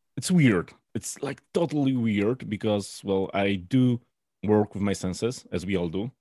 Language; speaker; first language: English; non-native, fluent; Polish